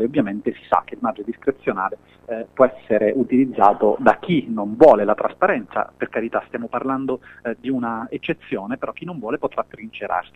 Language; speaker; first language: Italian; native; Italian